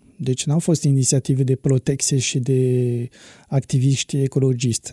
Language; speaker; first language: Romanian; non-native, fluent; French